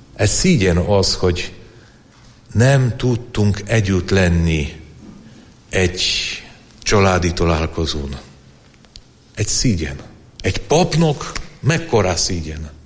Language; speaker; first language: Hungarian; non-native, fluent; Polish